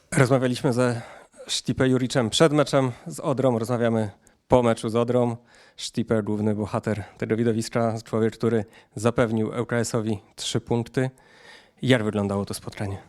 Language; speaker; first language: Polish; native; Polish